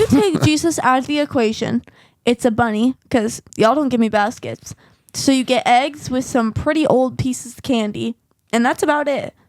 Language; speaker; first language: English; native; English